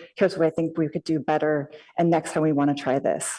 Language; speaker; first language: English; native; English